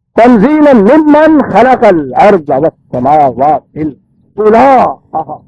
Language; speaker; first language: Urdu; non-native, local second language; Punjabi